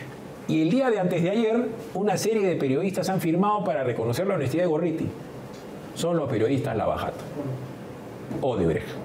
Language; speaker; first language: Spanish; native; Spanish